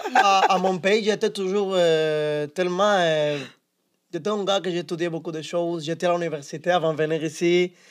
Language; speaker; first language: French; non-native, fluent; Spanish